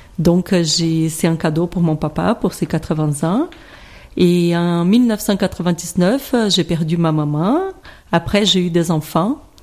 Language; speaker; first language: French; non-native, fluent; Portuguese